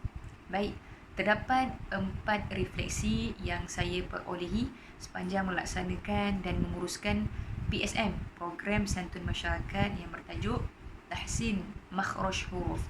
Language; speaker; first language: Malay; native; Malay